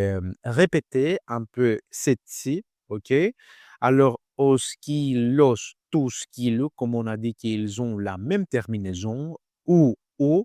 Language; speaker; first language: French; non-native, learner; Greek